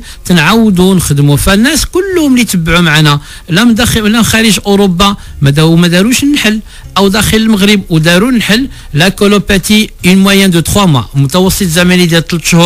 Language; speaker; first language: Arabic; native; Arabic